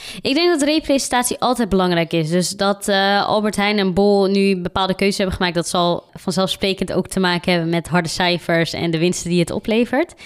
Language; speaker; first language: Dutch; early bilingual, other home language; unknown